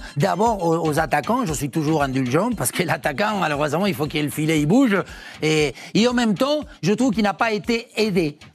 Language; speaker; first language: French; non-native, fluent; Spanish